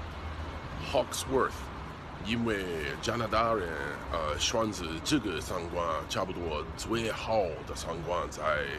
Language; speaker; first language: Chinese; non-native, learner; English